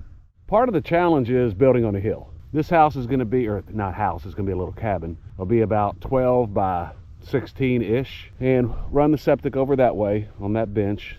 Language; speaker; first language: English; native; English